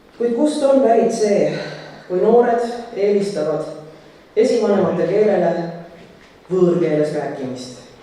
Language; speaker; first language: Estonian; native; Estonian